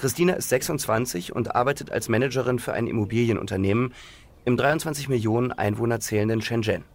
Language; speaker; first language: German; native; German